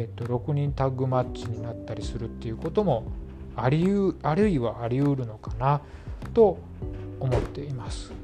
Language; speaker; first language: Japanese; native; Japanese